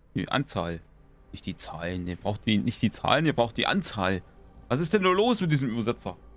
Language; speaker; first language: German; native; German